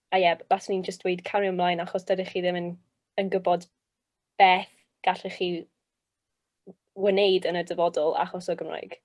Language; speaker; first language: Welsh; non-native, local second language; English